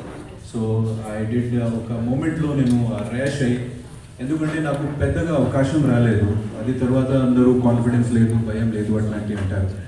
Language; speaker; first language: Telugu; non-native, fluent; Hindi